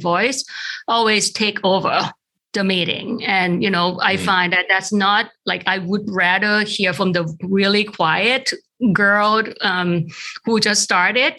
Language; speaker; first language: English; non-native, fluent; Thai